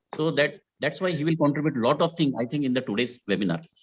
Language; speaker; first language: English; non-native, local second language; Marathi